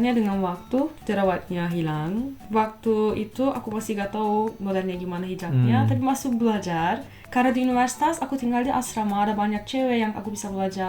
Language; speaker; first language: Indonesian; non-native, fluent; Turkish